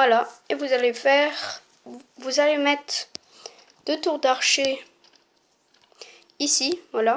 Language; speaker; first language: French; native; French